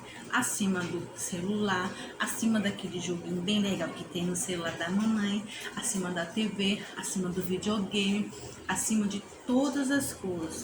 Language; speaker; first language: Portuguese; native; Portuguese